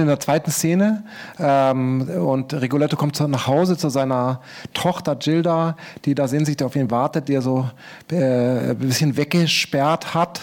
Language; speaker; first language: German; native; German